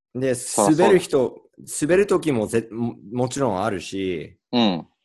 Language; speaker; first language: Japanese; non-native, fluent; English